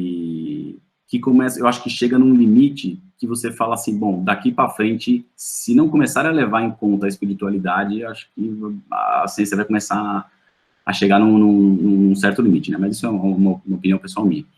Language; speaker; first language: Portuguese; native; Portuguese